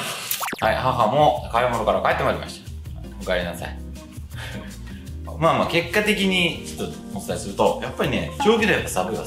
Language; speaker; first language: Japanese; native; Japanese